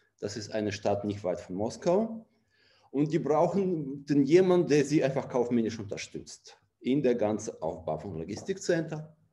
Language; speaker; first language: German; non-native, fluent; Russian